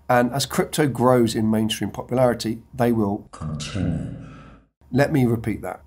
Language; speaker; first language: English; native; English